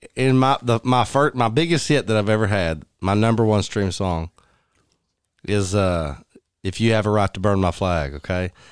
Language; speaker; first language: English; native; English